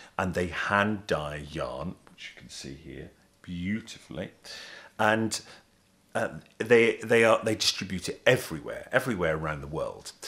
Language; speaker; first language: English; native; English